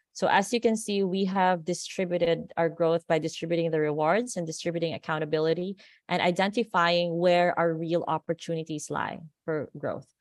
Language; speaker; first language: English; non-native, local second language; Filipino